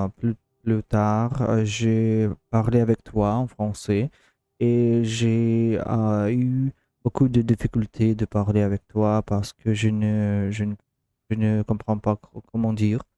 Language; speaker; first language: French; non-native, learner; Russian